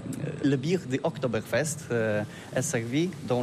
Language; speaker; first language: French; non-native, learner; Polish